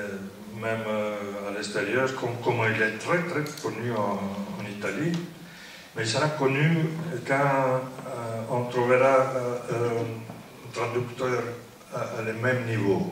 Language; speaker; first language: French; non-native, fluent; Italian